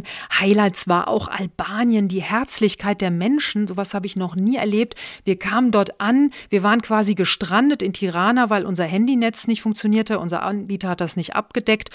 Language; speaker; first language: German; native; German